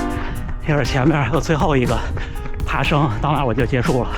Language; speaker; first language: Chinese; native; Chinese